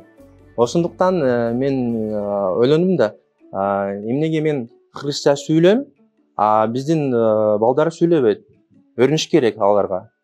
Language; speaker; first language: Kyrgyz; non-native, local second language; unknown